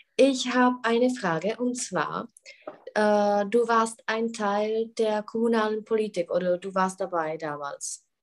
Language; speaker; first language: German; non-native, fluent; Czech